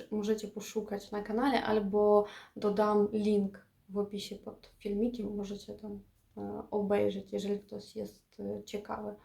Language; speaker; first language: Polish; non-native, fluent; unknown